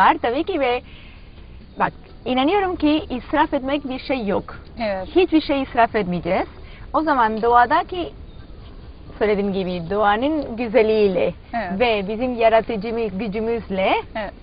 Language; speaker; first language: Turkish; non-native, learner; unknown